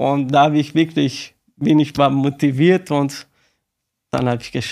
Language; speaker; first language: German; non-native, learner; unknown